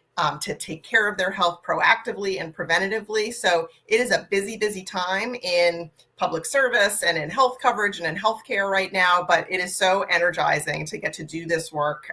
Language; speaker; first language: English; native; English